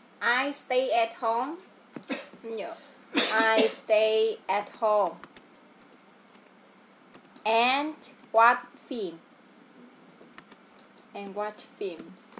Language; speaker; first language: English; non-native, fluent; Vietnamese